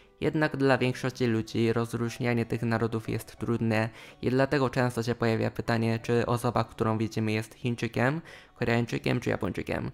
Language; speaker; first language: Polish; non-native, fluent; Japanese